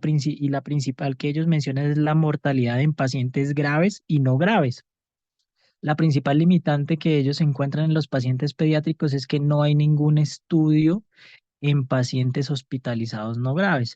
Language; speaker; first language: Spanish; native; Spanish